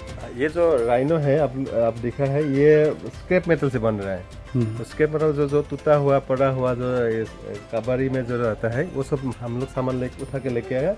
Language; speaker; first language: Hindi; non-native, local second language; Assamese